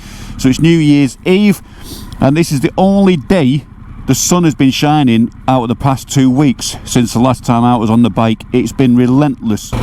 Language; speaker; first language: English; native; English